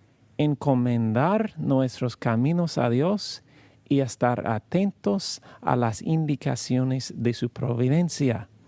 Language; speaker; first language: Spanish; non-native, learner; English